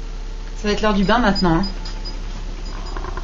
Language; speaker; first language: French; native; French